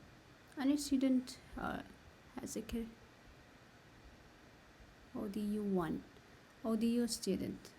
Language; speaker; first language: English; non-native, learner; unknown